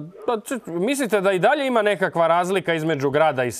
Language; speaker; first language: Serbian; native; Serbian